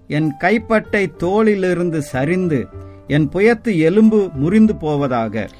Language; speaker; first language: Tamil; native; Tamil